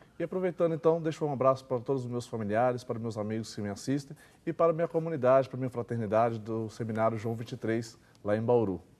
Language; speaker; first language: Portuguese; native; Portuguese